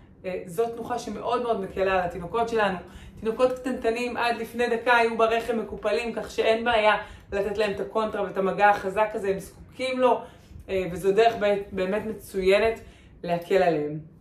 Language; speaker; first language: Hebrew; native; Hebrew